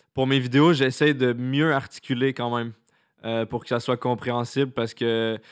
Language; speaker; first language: French; native; French